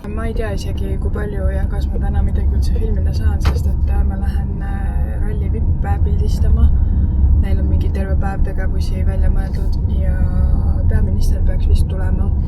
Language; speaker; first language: Estonian; native; Estonian